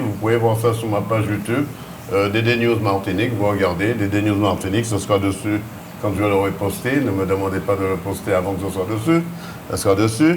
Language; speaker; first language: French; native; French